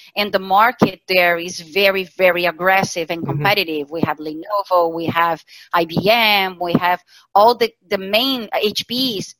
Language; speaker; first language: English; non-native, fluent; Portuguese